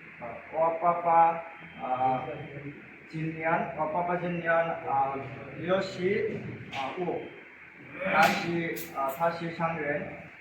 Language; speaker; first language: Chinese; non-native, learner; Bangla